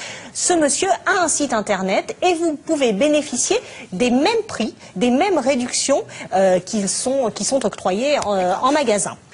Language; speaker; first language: French; native; French